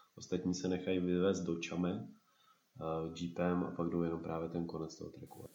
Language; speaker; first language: Czech; native; Czech